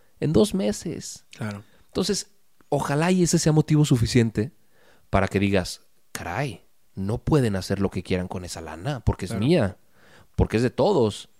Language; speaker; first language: Spanish; native; Spanish